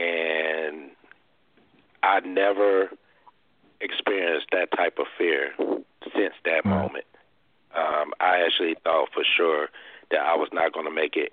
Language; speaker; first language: English; native; English